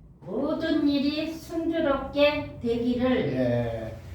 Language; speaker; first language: Korean; non-native, learner; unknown